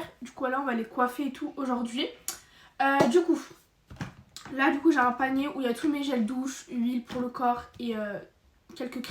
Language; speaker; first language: French; native; French